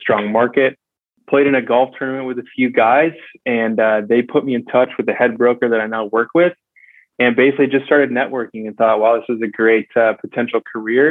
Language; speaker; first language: English; native; English